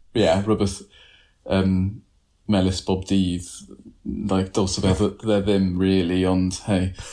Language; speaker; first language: Welsh; non-native, learner; English